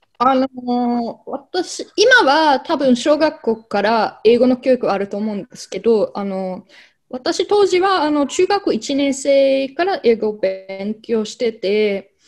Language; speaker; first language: Japanese; non-native, fluent; German